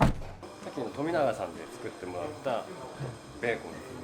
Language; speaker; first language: Japanese; native; Japanese